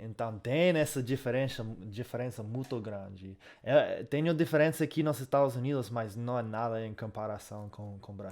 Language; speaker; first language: Portuguese; non-native, fluent; English